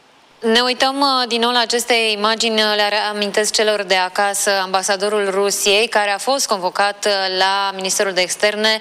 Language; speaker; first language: Romanian; native; Romanian